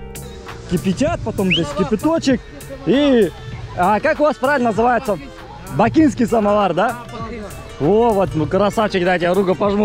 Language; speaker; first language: Russian; native; Russian